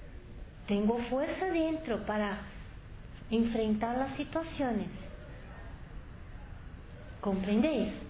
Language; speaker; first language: Spanish; non-native, fluent; Portuguese